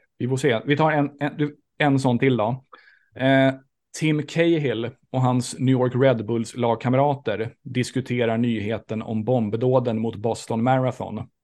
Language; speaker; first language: Swedish; native; Swedish